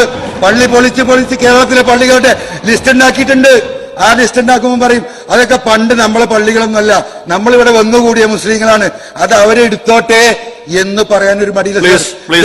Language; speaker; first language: Malayalam; native; Malayalam